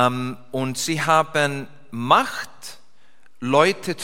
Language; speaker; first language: German; non-native, learner; English